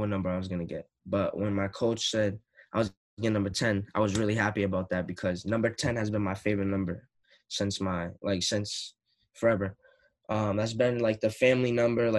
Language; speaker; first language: English; native; English